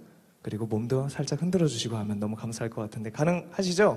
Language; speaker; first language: Korean; native; Korean